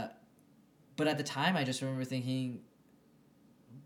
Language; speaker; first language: English; native; English